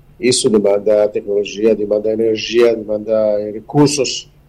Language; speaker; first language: Portuguese; non-native, fluent; Hebrew